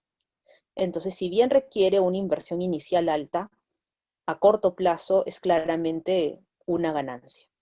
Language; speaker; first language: Spanish; native; Spanish